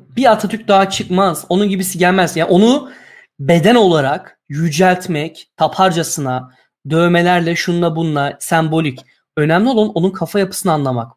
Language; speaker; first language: Turkish; native; Turkish